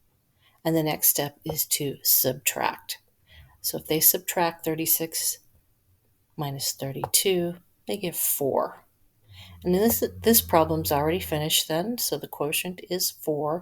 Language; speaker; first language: English; native; English